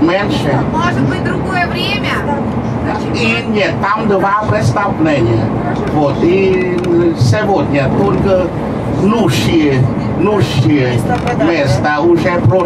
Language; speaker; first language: Russian; non-native, fluent; Vietnamese